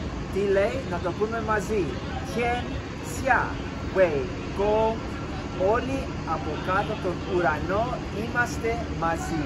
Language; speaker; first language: Greek; early bilingual, heritage; English